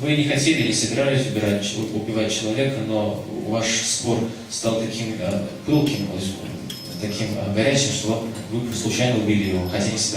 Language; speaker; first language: Russian; native; Russian